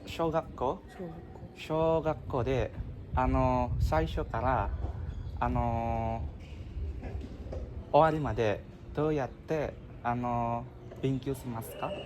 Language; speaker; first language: Japanese; non-native, learner; Indonesian